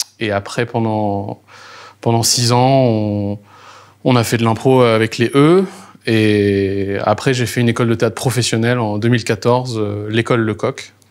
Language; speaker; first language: French; native; French